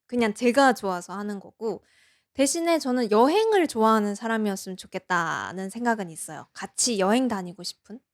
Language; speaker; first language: Korean; native; Korean